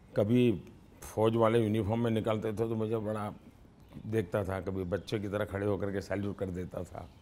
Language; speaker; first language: Hindi; non-native, local second language; Gujarati